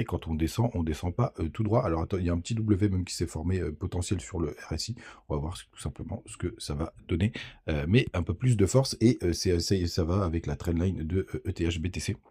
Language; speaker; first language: French; native; French